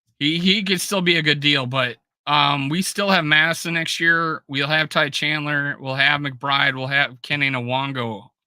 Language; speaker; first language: English; native; English